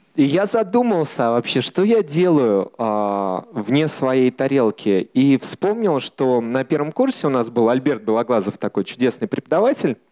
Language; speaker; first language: Russian; native; Russian